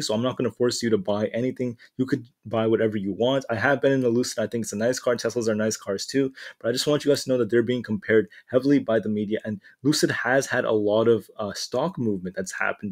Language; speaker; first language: English; native; English